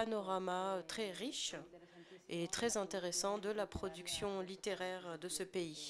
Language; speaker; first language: French; non-native, fluent; Spanish